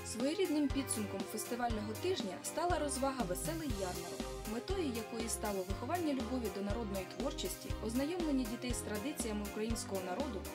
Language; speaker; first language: Ukrainian; native; Ukrainian